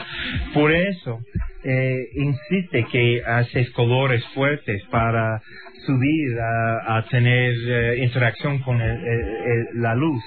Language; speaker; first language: Spanish; non-native, learner; English